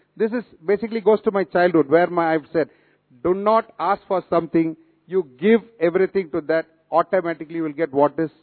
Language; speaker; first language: English; non-native, local second language; Tamil